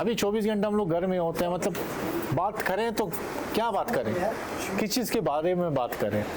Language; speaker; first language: Urdu; non-native, local second language; Hazaragi